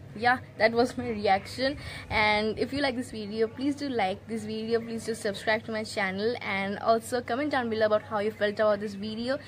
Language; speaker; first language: English; non-native, local second language; Bangla